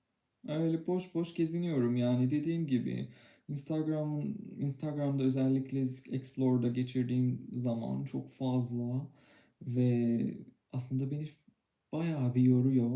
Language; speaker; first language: Turkish; non-native, fluent; Persian